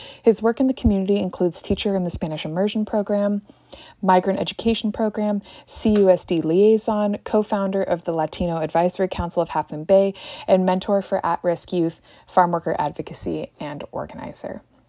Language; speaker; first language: English; native; English